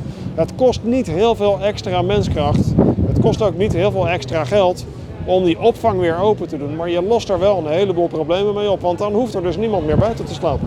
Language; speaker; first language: Dutch; native; Dutch